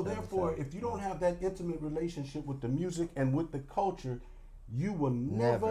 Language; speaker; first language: English; native; English